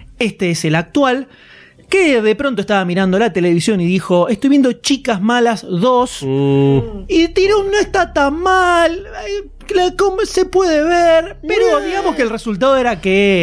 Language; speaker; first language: Spanish; native; Spanish